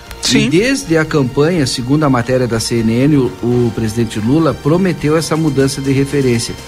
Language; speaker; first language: Portuguese; native; Portuguese